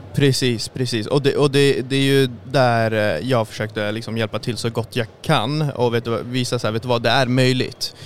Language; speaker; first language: Swedish; early bilingual, other home language; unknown